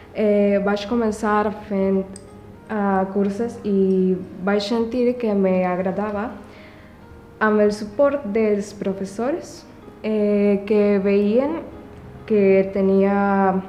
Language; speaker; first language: Catalan; non-native, local second language; Spanish